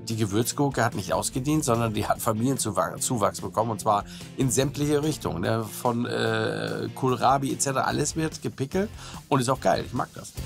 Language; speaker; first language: German; native; German